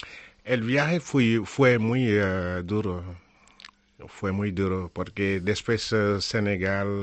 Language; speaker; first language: Spanish; non-native, learner; Wolof